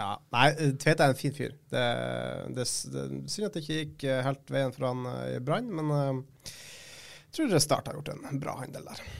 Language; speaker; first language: Norwegian; native; Norwegian